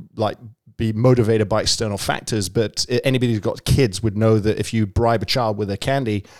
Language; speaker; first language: English; native; English